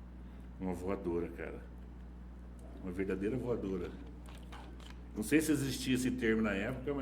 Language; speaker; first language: Portuguese; native; Portuguese